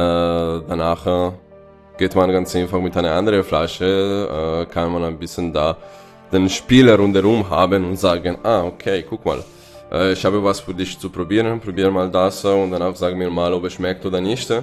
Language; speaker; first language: German; non-native, fluent; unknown